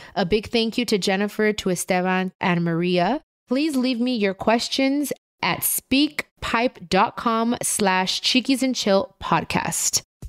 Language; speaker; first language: English; native; English